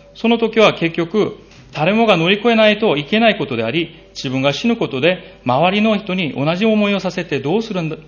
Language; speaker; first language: Japanese; non-native, fluent; Korean